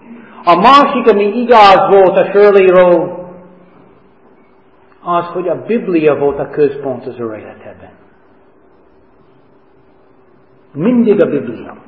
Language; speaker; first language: Hungarian; non-native, fluent; English